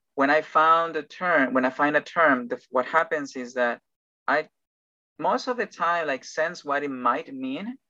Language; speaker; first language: English; non-native, fluent; Spanish